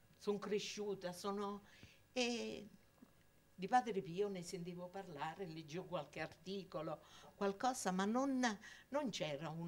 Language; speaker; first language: Italian; native; Italian